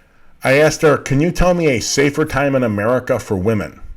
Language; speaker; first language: English; native; English